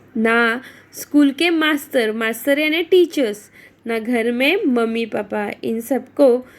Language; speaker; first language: Hindi; non-native, local second language; Marathi